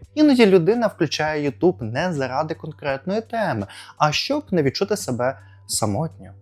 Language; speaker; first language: Ukrainian; non-native, local second language; Russian